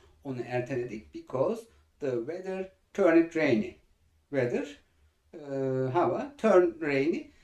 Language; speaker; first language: English; non-native, fluent; Turkish